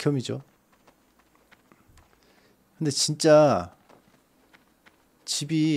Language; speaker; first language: Korean; native; Korean